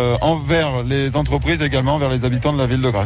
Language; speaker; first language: French; native; French